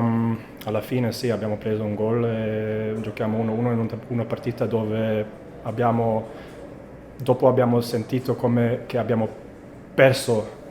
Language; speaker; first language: Italian; non-native, fluent; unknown